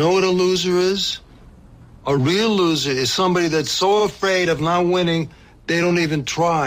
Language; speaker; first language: English; native; English